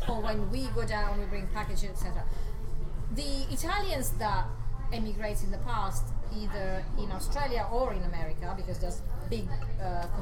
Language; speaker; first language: English; non-native, fluent; Italian